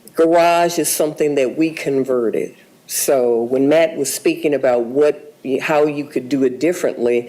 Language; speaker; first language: English; native; English